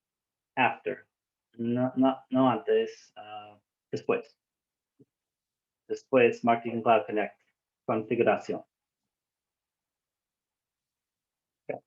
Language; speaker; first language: Spanish; non-native, learner; English